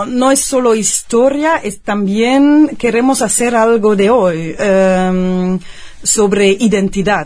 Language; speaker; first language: Spanish; non-native, fluent; Dutch